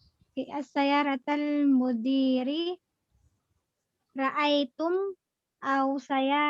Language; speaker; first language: Arabic; non-native, learner; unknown